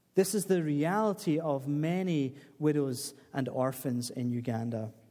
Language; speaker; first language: English; native; English